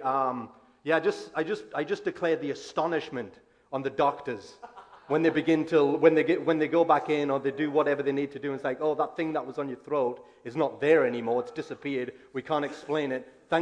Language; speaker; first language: English; native; English